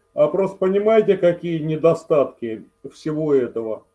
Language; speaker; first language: Russian; native; Russian